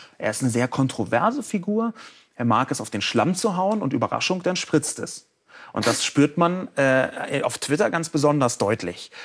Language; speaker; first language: German; native; German